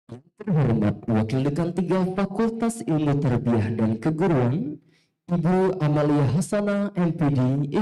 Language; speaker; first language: Indonesian; native; Indonesian